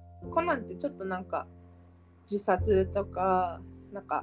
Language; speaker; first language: Japanese; early bilingual, heritage; Japanese